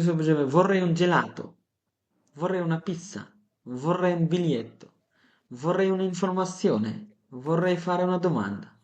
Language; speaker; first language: Italian; non-native, fluent; Bangla